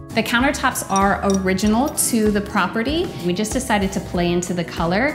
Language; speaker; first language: English; native; English